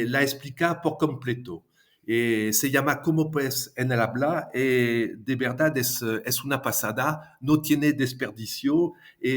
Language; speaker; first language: Spanish; non-native, fluent; French